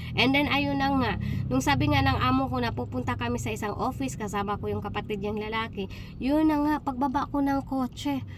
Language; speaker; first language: Filipino; native; Filipino